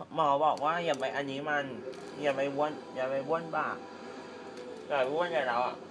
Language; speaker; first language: Thai; native; Thai